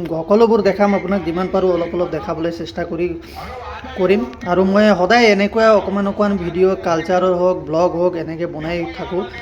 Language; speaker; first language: Assamese; non-native, local second language; Nepali